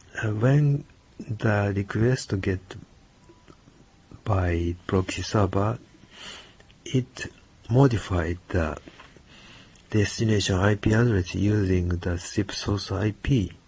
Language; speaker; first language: English; non-native, learner; Japanese